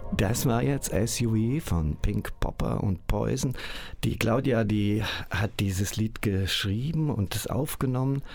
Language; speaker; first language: German; native; German